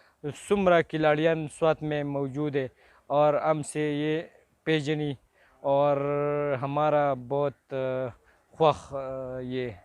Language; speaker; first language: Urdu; non-native, local second language; Pashto